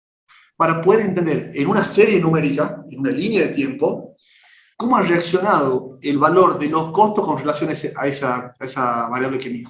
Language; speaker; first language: Spanish; native; Spanish